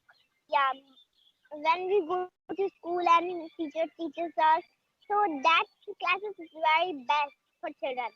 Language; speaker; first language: English; non-native, learner; Hindi